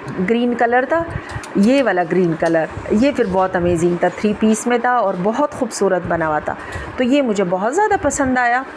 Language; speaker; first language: Urdu; non-native, local second language; Pashto